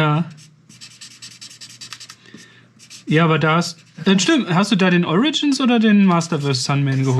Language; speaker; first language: German; native; German